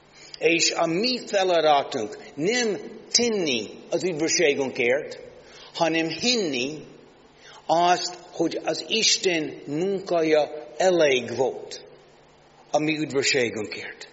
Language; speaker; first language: Hungarian; non-native, learner; English